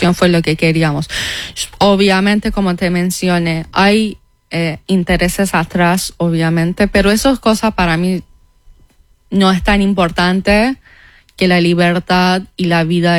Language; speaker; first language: Spanish; non-native, fluent; Persian